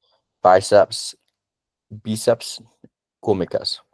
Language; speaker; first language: Spanish; non-native, learner; English